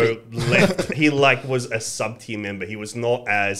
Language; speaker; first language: English; early bilingual, other home language; Greek